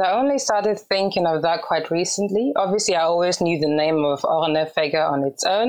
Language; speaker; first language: English; non-native, fluent; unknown